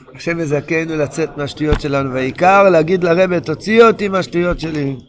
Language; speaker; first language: Hebrew; non-native, local second language; Yiddish